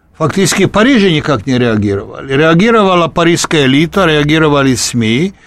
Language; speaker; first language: Russian; non-native, fluent; Hungarian